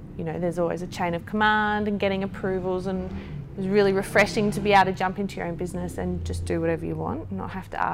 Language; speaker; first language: English; native; English